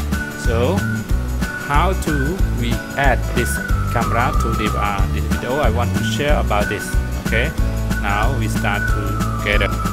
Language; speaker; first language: English; non-native, learner; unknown